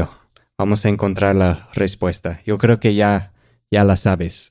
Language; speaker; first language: Spanish; non-native, fluent; English